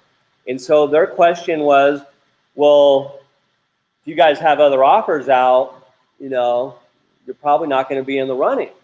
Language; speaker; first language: English; native; English